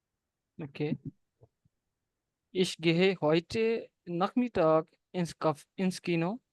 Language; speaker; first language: German; non-native, learner; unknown